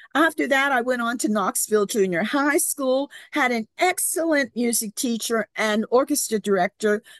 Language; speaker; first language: English; native; English